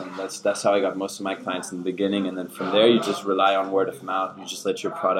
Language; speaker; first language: English; early bilingual, other home language; German